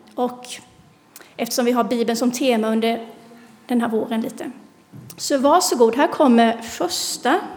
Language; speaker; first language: Swedish; native; Swedish